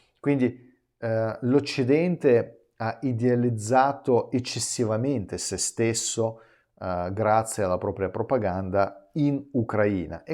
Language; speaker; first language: Italian; non-native, fluent; Russian